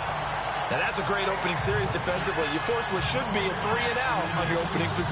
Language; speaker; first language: English; native; English